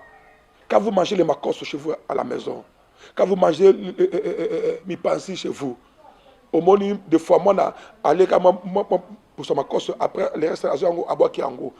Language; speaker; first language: French; non-native, local second language; Lingala